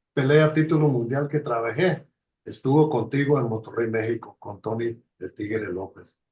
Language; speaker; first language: Spanish; early bilingual, heritage; Spanish